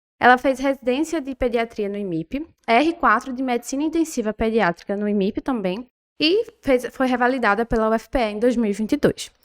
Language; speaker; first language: Portuguese; native; Portuguese